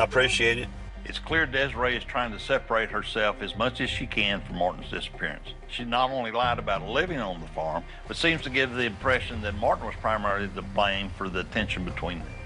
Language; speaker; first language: English; native; English